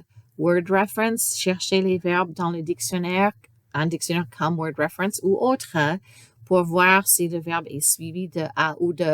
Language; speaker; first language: French; non-native, fluent; English